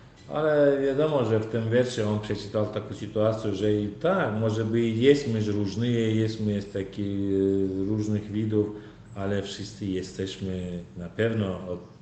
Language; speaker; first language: Polish; non-native, learner; Turkmen